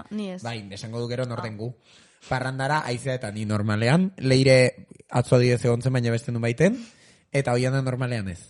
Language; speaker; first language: Basque; native; Basque